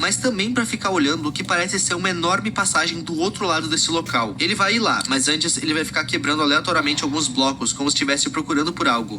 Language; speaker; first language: Portuguese; native; Portuguese